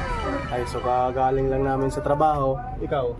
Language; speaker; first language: Filipino; native; Filipino